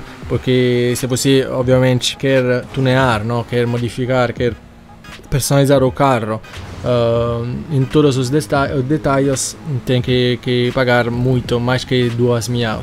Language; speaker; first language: Portuguese; non-native, learner; Italian